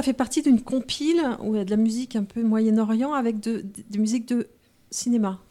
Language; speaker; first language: French; native; French